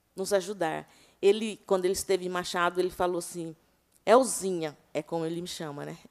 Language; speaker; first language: Portuguese; native; Portuguese